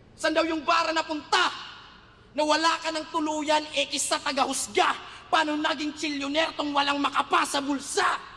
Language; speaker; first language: Filipino; native; Filipino